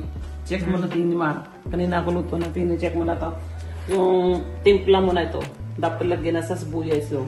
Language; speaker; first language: Filipino; non-native, learner; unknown